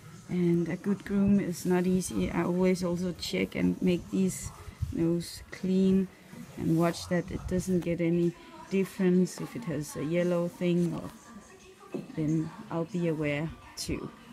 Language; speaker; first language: English; non-native, fluent; Danish